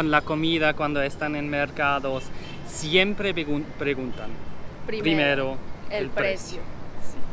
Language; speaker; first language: Spanish; non-native, learner; German